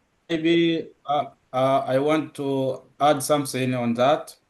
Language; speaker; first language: English; non-native, local second language; Swahili